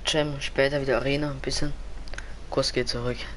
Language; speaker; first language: German; native; German